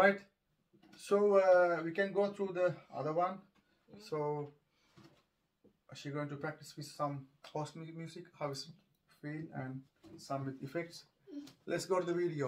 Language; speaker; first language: English; non-native, learner; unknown